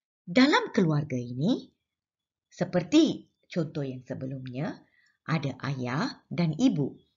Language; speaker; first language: Malay; non-native, local second language; Tamil